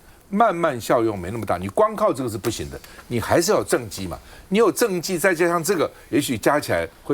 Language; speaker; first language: Chinese; native; Chinese